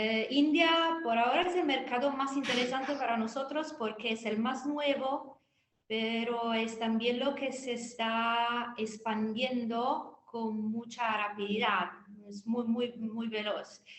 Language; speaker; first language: Spanish; non-native, fluent; Italian